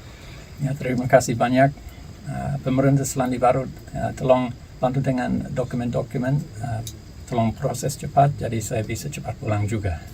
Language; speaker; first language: Indonesian; non-native, fluent; English